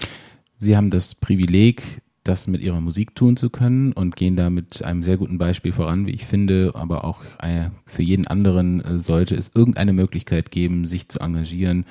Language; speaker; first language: German; native; German